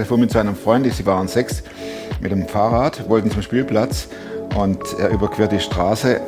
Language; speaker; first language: German; native; German